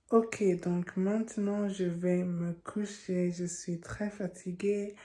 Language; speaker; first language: French; non-native, learner; English